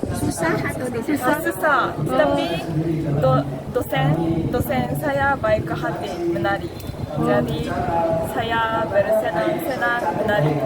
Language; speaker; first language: Indonesian; non-native, learner; Japanese